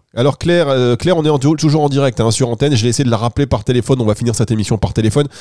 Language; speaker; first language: French; native; French